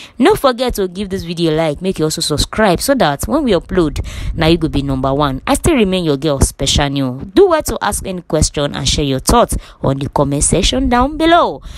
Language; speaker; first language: Nigerian Pidgin; non-native, local second language; Yoruba